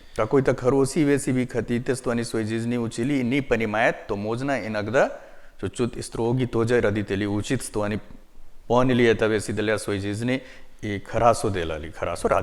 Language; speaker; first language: Russian; non-native, learner; Hindi